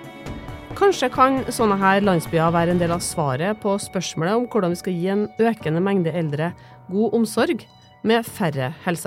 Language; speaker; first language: Norwegian; native; Norwegian